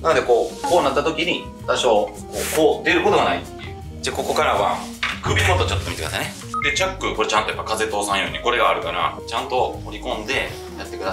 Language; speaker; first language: Japanese; native; Japanese